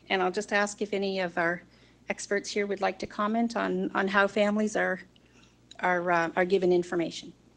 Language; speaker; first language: English; native; English